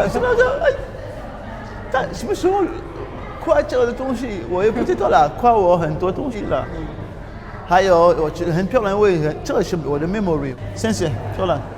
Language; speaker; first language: Chinese; non-native, learner; French